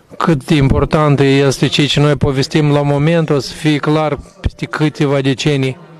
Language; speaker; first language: Romanian; non-native, local second language; Gagauz